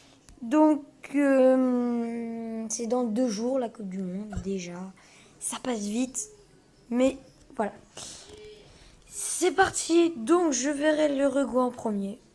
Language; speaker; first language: French; early bilingual, other home language; Portuguese